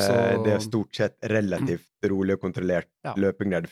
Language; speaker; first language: Norwegian; native; Norwegian